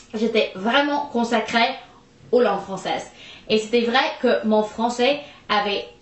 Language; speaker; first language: French; non-native, fluent; English